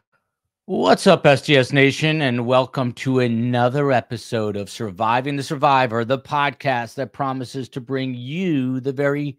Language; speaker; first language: English; native; English